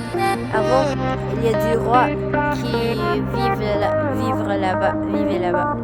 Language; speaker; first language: French; non-native, learner; Indonesian